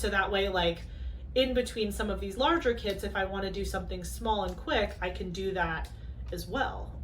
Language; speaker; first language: English; native; English